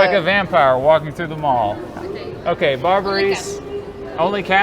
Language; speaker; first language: English; native; English